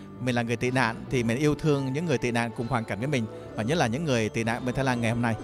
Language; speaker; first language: Vietnamese; native; Vietnamese